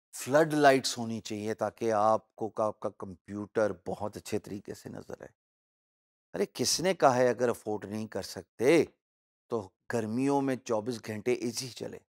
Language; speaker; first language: Urdu; native; Urdu